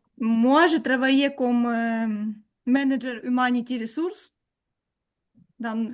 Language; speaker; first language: French; non-native, learner; Ukrainian